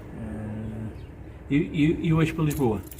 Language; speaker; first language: Portuguese; non-native, learner; Thai